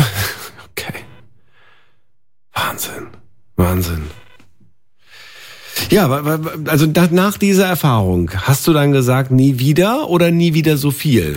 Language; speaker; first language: German; native; German